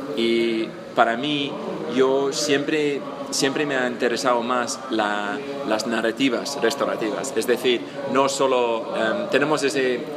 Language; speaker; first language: Spanish; non-native, fluent; English